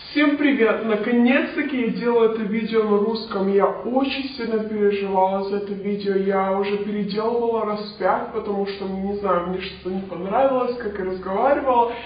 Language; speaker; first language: Russian; early bilingual, other home language; Romanian